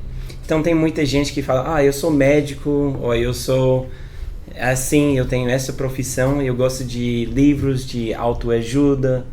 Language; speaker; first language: Portuguese; non-native, fluent; English